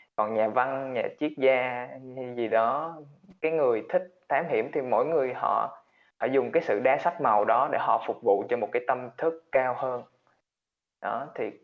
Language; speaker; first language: Vietnamese; native; Vietnamese